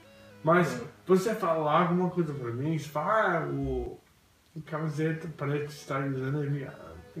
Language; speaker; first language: Portuguese; non-native, fluent; English